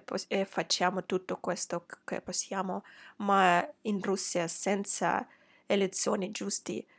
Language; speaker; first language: Italian; non-native, fluent; Russian